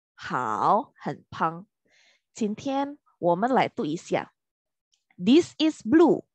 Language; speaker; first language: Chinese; non-native, fluent; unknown